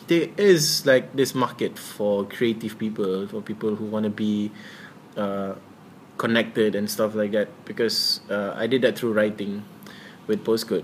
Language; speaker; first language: English; non-native, local second language; Malay